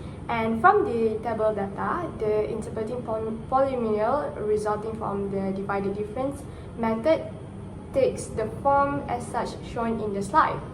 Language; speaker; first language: English; non-native, local second language; Malay